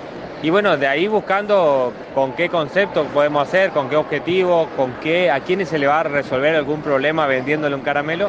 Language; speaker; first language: Spanish; native; Spanish